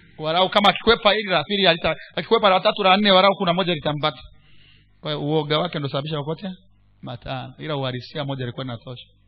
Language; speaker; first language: Swahili; non-native, local second language; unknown